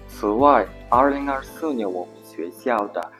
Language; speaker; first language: Chinese; non-native, learner; Mongolian